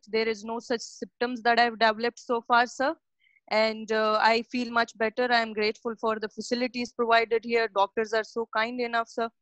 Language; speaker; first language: English; non-native, fluent; Persian